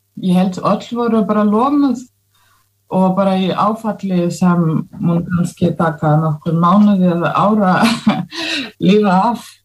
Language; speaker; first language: Icelandic; non-native, fluent; Russian